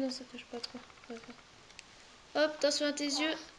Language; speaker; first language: French; native; French